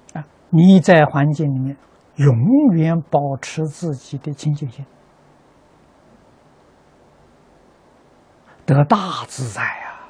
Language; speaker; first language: Chinese; native; Chinese